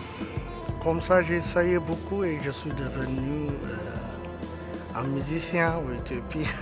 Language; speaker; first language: French; non-native, learner; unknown